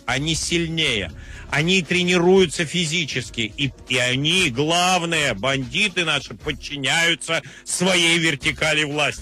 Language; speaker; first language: Russian; native; Russian